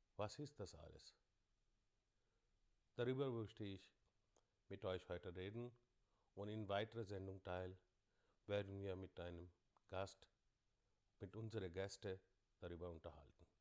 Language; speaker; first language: German; non-native, fluent; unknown